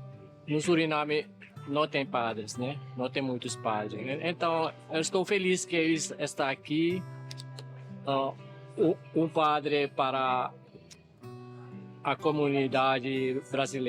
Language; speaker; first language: Portuguese; non-native, learner; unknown